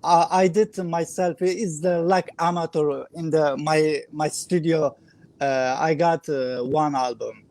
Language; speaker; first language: English; non-native, learner; Kurdish